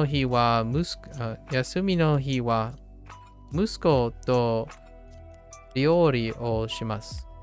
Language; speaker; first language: Japanese; non-native, learner; English